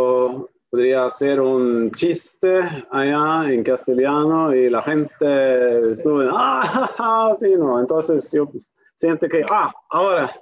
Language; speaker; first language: Spanish; non-native, fluent; Swedish